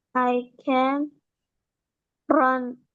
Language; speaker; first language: English; non-native, learner; Indonesian